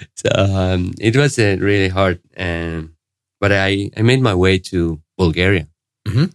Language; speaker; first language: English; non-native, fluent; Arabic